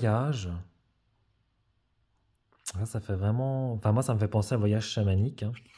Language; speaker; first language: French; native; French